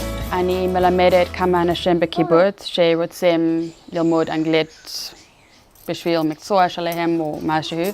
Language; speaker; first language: Hebrew; non-native, learner; English